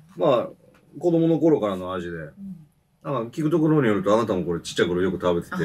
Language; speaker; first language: Japanese; native; Japanese